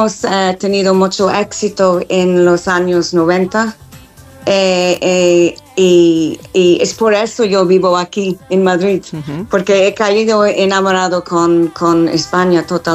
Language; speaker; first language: Spanish; non-native, fluent; English